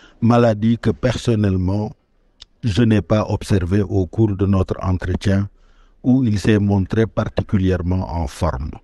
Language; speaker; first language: French; non-native, local second language; Wolof